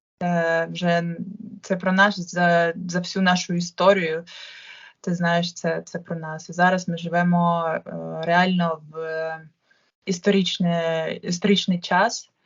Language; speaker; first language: Ukrainian; non-native, local second language; Russian